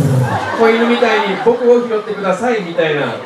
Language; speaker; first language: Japanese; native; Japanese